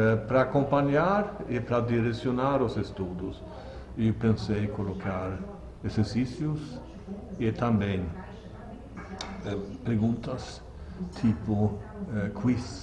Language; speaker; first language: Portuguese; non-native, learner; Swedish